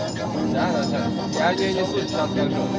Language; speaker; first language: Russian; native; Russian